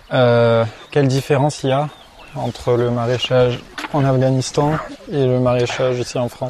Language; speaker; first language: French; native; French